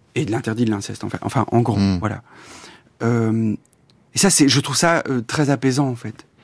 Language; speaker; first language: French; native; French